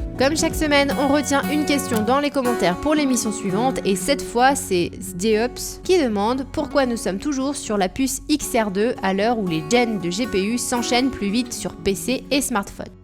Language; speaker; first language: French; native; French